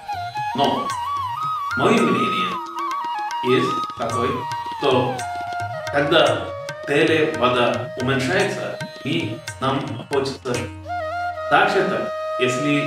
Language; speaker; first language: Russian; non-native, fluent; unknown